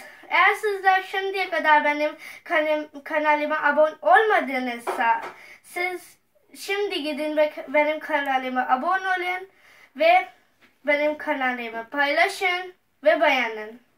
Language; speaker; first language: Turkish; non-native, learner; Urdu